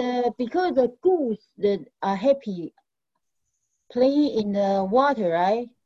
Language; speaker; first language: English; non-native, fluent; French